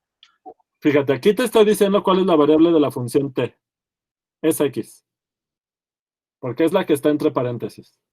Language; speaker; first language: Spanish; native; Spanish